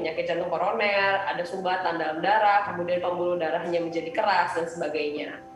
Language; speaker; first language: Indonesian; native; Indonesian